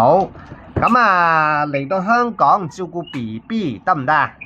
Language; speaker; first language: Cantonese; native; Cantonese